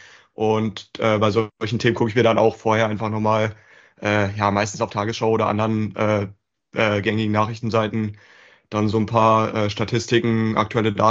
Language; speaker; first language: German; native; German